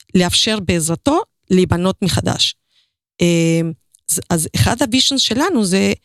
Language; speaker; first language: Hebrew; non-native, fluent; Spanish